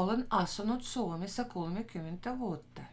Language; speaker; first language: Finnish; non-native, fluent; Russian